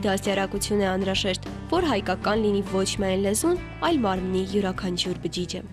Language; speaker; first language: Armenian; native; Armenian